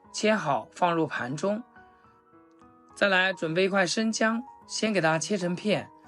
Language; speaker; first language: Chinese; native; Chinese